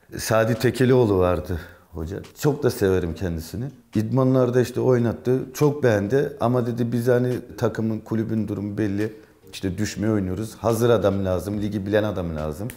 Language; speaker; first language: Turkish; early bilingual, heritage; Turkish